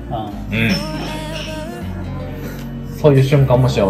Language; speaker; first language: Japanese; native; Japanese